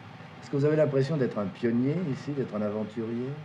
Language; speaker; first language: French; native; French